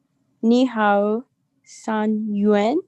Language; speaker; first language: Chinese; non-native, learner; English